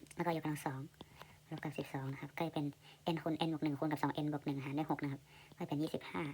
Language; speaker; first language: Thai; native; Thai